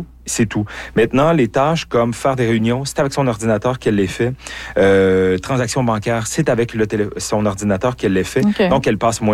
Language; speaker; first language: French; native; French